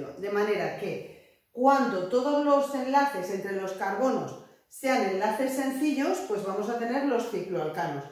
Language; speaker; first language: Spanish; native; Spanish